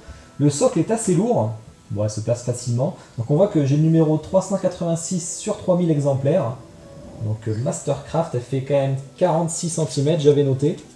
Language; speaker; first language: French; native; French